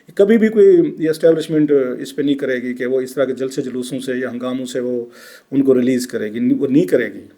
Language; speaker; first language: Urdu; non-native, local second language; Saraiki